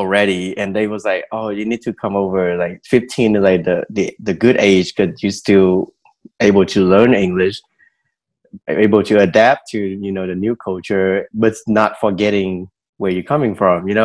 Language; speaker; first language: English; non-native, fluent; Vietnamese